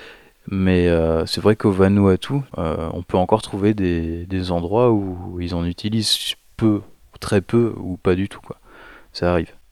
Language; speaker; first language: French; native; French